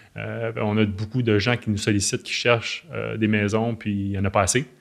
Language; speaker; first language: French; native; French